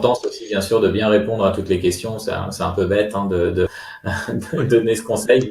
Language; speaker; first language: French; native; French